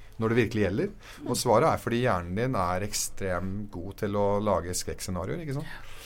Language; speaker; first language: Norwegian; early bilingual, other home language; Arabic